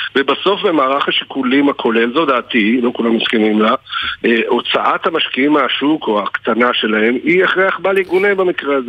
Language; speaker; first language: Hebrew; native; Hebrew